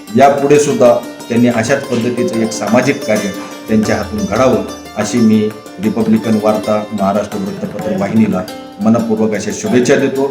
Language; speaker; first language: Marathi; native; Marathi